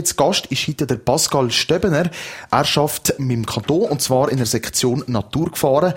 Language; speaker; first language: German; native; German